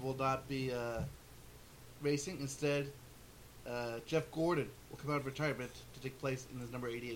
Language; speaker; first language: English; native; English